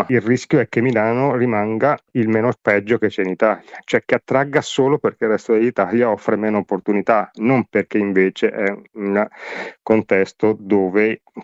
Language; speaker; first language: Italian; native; Italian